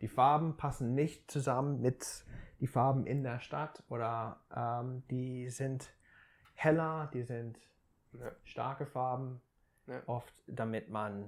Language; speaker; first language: German; non-native, fluent; English